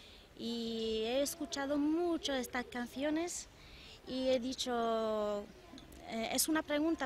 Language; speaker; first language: Spanish; non-native, fluent; Arabic